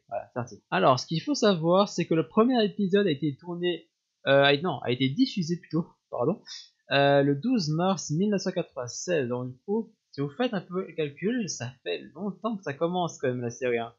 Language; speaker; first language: French; native; French